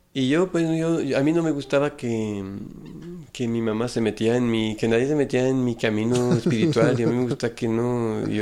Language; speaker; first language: Spanish; non-native, fluent; French